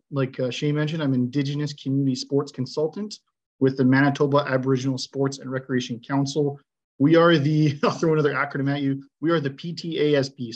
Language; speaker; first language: English; native; English